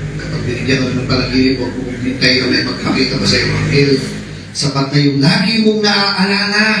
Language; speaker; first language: Filipino; native; Filipino